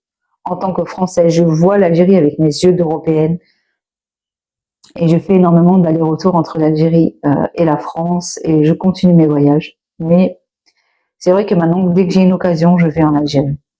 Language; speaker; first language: French; native; French